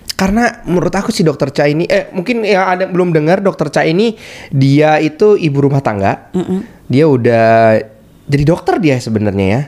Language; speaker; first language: Indonesian; native; Indonesian